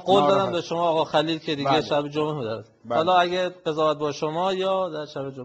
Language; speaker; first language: Persian; native; Persian